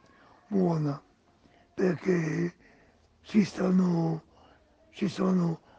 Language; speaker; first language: Italian; non-native, fluent; Spanish